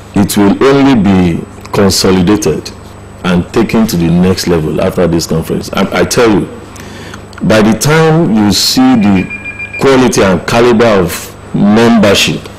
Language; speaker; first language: English; non-native, local second language; Yoruba